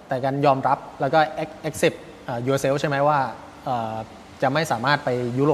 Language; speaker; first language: Thai; native; Thai